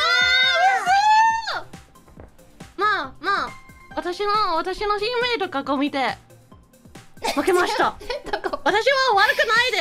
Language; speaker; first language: Japanese; non-native, learner; English